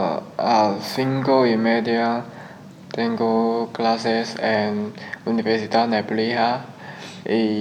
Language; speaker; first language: Spanish; non-native, learner; Chinese